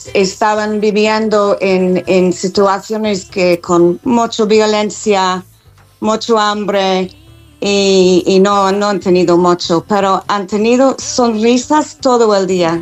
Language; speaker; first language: Spanish; non-native, fluent; English